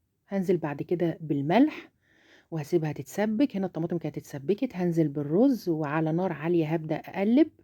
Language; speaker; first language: Arabic; native; Arabic